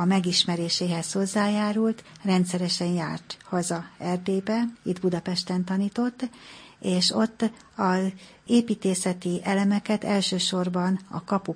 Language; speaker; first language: Hungarian; native; Hungarian